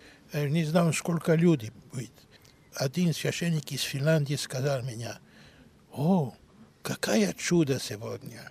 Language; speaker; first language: Russian; non-native, learner; Greek